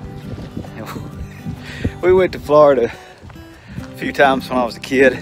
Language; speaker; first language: English; native; English